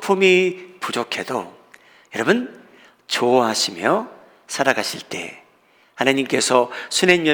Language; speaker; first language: Korean; native; Korean